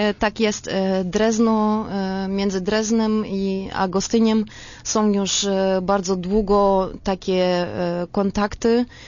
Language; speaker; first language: Polish; non-native, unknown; Russian